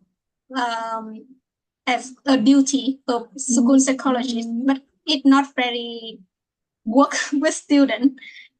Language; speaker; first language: English; non-native, learner; Vietnamese